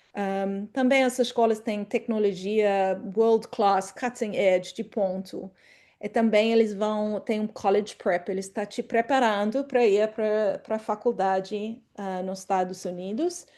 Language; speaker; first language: Portuguese; non-native, fluent; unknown